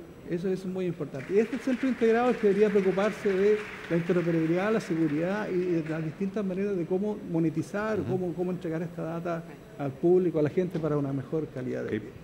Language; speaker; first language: Spanish; native; Spanish